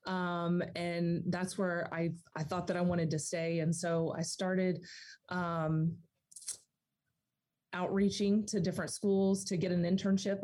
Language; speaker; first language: English; native; English